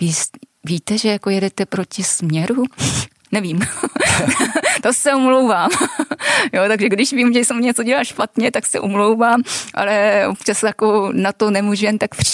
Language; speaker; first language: Czech; non-native, fluent; Japanese